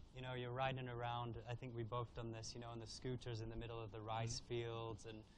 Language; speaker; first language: English; native; English